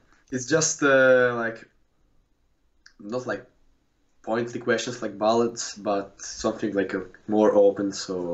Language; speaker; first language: English; non-native, fluent; Russian